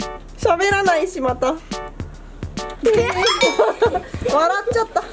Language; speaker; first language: Japanese; native; Japanese